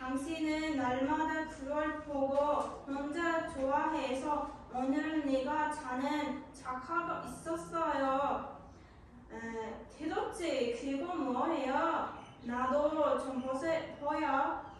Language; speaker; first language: Korean; non-native, learner; Uzbek